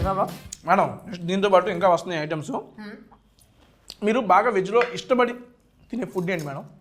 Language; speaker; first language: Telugu; native; Telugu